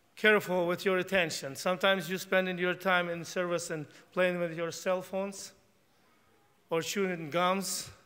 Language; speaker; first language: English; non-native, fluent; Ukrainian